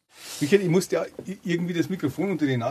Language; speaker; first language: German; native; German